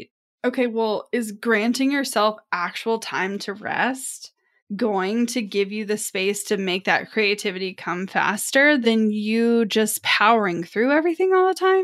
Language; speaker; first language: English; native; English